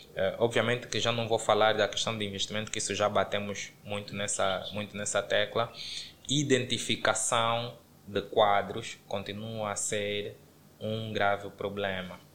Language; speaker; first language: Portuguese; native; Portuguese